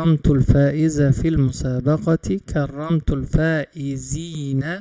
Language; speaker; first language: Arabic; non-native, fluent; Uzbek